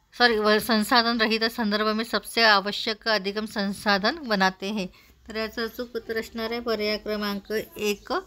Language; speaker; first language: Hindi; non-native, local second language; Marathi